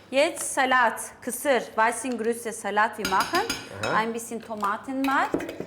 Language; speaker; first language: German; non-native, learner; Turkish